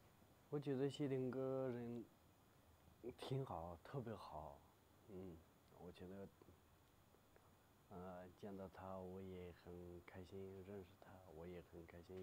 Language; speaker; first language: Chinese; non-native, local second language; Tibetan